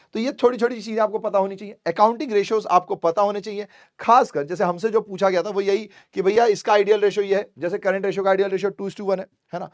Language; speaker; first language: Hindi; native; Hindi